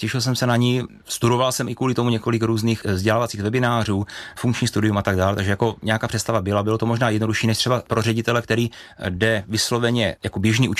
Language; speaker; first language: Czech; native; Czech